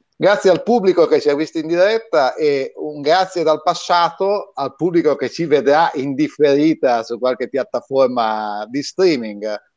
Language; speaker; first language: Italian; native; Italian